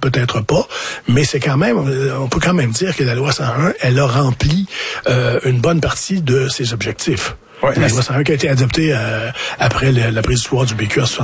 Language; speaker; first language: French; native; French